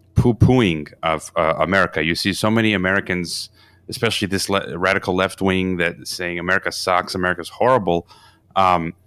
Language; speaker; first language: English; native; English